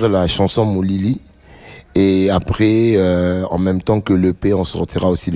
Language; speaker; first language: French; non-native, local second language; Lingala